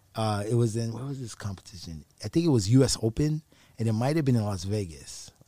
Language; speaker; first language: English; native; English